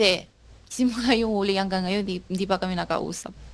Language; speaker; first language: Filipino; non-native, learner; Chinese